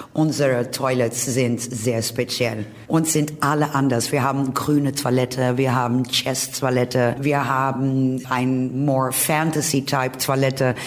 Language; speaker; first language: German; non-native, learner; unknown